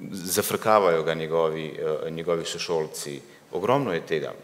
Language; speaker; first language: Slovenian; early bilingual, other home language; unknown